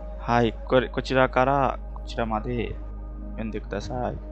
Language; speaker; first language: Japanese; non-native, fluent; Hindi